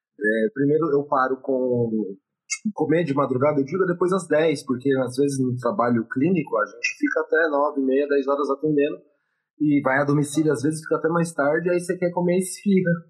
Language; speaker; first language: Portuguese; native; Portuguese